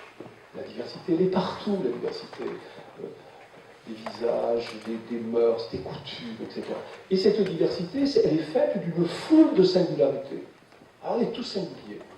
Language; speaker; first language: French; native; French